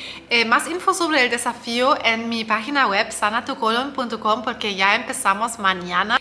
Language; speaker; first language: Spanish; non-native, fluent; German